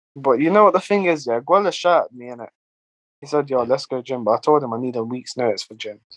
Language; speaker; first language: English; native; English